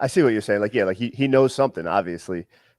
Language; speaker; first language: English; native; English